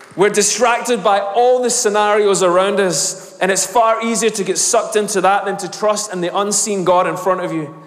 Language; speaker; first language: English; native; English